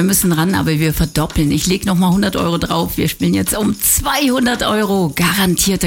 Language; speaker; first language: German; native; German